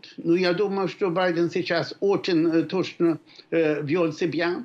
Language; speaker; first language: Russian; non-native, fluent; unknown